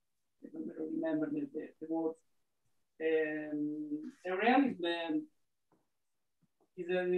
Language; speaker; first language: English; non-native, learner; Italian